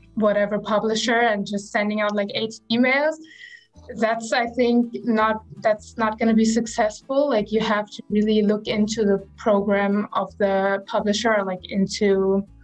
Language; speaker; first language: English; non-native, fluent; German